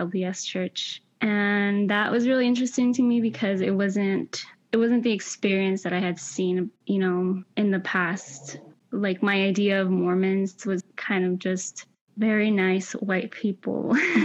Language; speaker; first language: English; early bilingual, other home language; Spanish